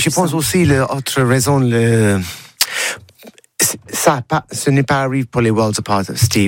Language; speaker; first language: French; non-native, learner; English